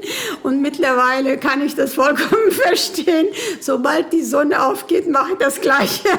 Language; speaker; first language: German; early bilingual, other home language; Kurdish